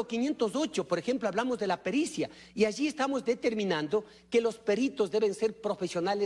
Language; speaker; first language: Spanish; native; Spanish